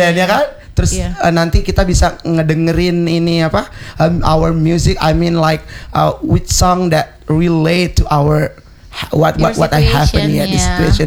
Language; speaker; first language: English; non-native, learner; Indonesian